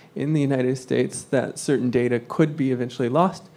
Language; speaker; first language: English; native; English